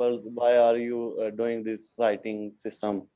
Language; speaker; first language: English; non-native, learner; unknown